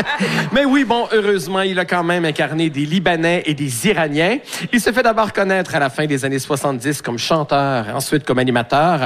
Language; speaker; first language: French; native; French